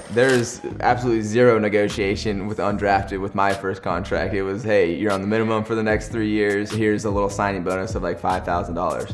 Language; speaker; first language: English; native; English